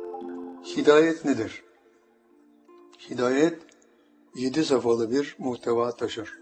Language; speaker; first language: Turkish; native; Turkish